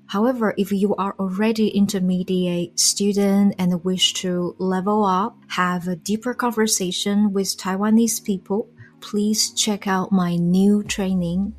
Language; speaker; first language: English; non-native, fluent; Chinese